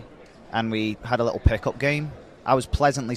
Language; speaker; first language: English; native; English